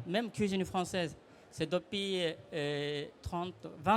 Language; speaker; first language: French; non-native, fluent; Japanese